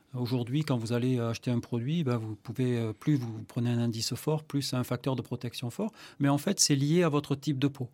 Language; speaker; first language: French; native; French